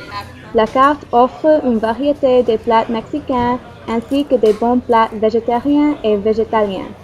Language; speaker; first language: French; non-native, learner; English